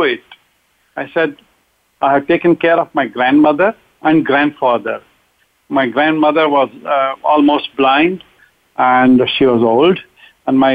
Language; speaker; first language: English; non-native, local second language; Kannada